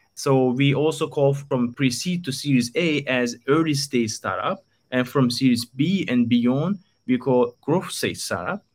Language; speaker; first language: English; non-native, fluent; Turkish